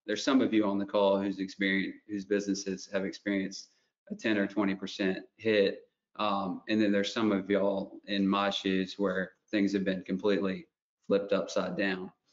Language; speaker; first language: English; native; English